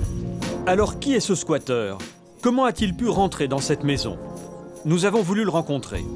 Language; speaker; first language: French; native; French